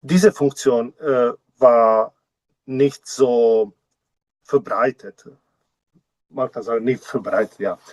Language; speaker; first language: German; non-native, learner; Czech